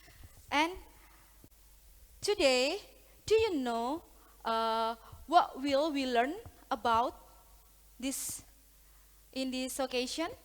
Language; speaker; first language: English; non-native, learner; Indonesian